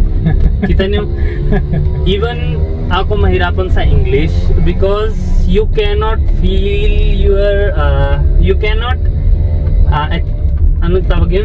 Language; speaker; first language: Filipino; non-native, learner; Punjabi